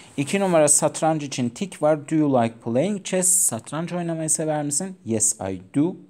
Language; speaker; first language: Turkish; non-native, fluent; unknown